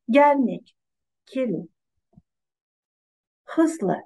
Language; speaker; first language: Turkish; non-native, fluent; Kazakh